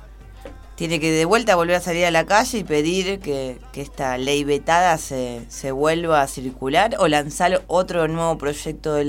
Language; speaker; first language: Spanish; native; Spanish